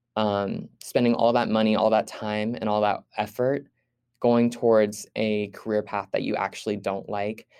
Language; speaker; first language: English; native; English